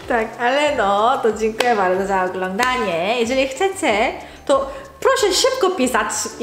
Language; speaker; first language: Polish; non-native, learner; Korean